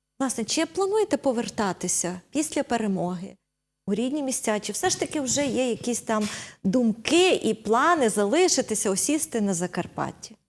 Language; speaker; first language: Ukrainian; native; Ukrainian